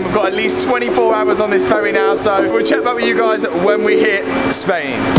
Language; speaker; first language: English; native; English